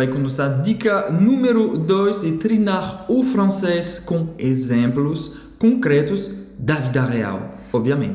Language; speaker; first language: Portuguese; non-native, fluent; French